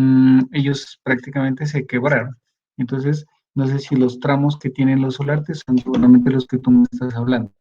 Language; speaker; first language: Spanish; native; Spanish